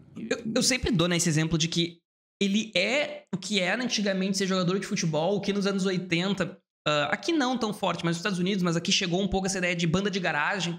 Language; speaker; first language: Portuguese; native; Portuguese